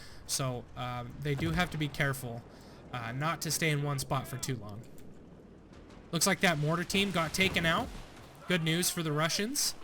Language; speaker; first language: English; native; English